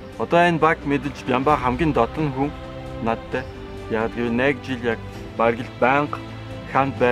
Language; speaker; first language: Mongolian; non-native, learner; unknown